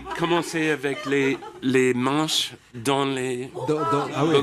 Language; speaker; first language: French; non-native, learner; English